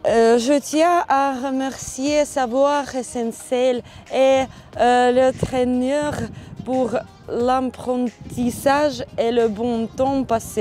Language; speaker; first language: French; non-native, learner; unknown